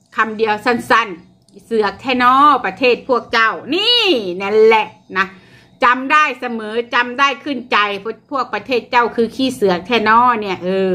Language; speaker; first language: Thai; native; Thai